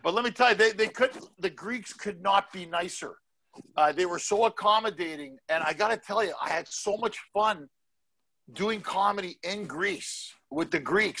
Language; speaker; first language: English; native; English